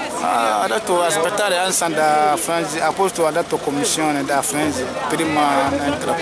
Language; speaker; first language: Italian; non-native, learner; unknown